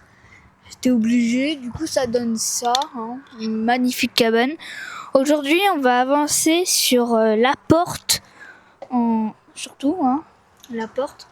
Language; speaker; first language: French; native; French